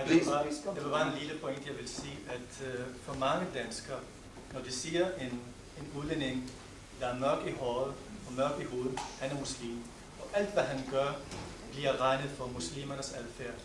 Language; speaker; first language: Danish; non-native, local second language; Arabic